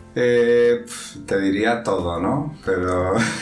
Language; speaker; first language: Spanish; native; Spanish